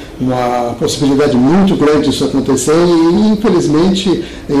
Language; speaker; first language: Portuguese; native; Portuguese